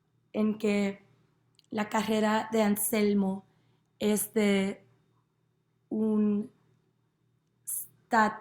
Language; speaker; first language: Spanish; non-native, learner; English